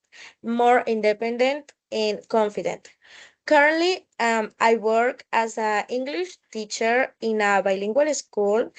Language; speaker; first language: English; non-native, fluent; Spanish